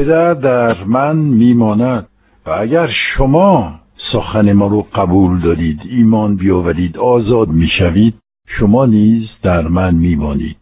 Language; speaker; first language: Persian; non-native, fluent; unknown